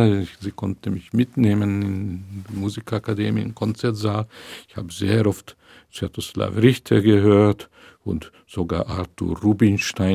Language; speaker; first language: German; non-native, fluent; Hungarian